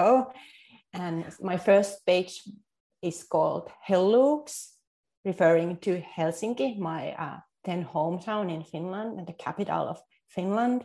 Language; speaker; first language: English; non-native, fluent; Finnish